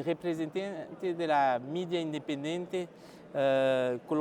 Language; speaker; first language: Spanish; non-native, learner; French